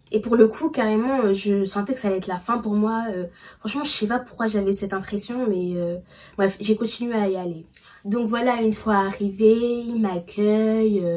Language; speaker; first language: French; early bilingual, other home language; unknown